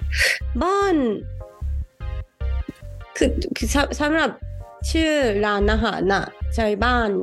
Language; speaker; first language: Japanese; native; Japanese